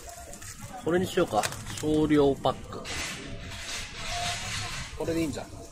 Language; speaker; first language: Japanese; native; Japanese